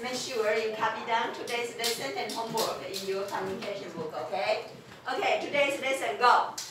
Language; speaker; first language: English; non-native, fluent; Chinese